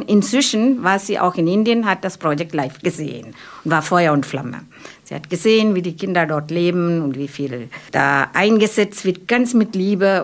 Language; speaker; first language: German; non-native, fluent; Malayalam